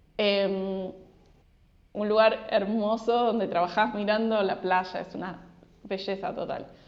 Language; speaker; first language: Spanish; native; Spanish